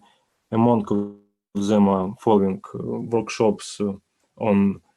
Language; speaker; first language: English; non-native, learner; Ukrainian